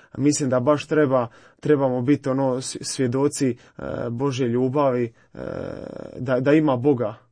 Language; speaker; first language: Croatian; native; Croatian